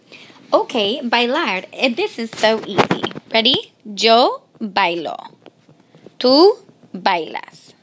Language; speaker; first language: Spanish; non-native, fluent; English